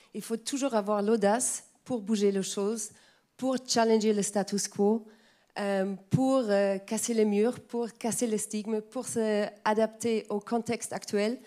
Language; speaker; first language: French; non-native, fluent; German